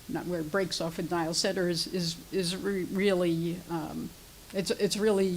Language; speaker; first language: English; native; English